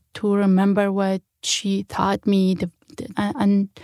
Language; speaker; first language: English; non-native, fluent; Kurdish